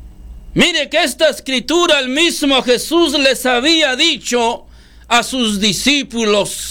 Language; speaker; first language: Spanish; native; Spanish